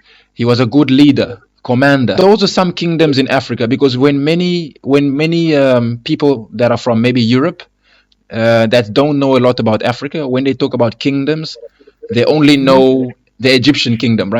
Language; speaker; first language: English; non-native, fluent; Lingala